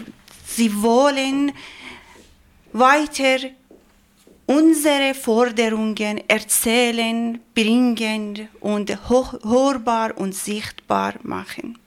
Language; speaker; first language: German; non-native, learner; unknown